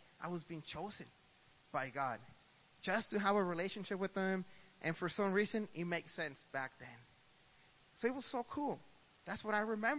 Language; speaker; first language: English; early bilingual, other home language; Spanish